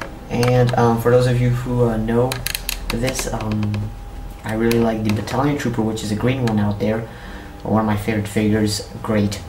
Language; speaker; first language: English; native; English